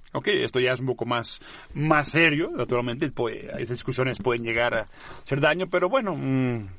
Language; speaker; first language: Spanish; non-native, local second language; Catalan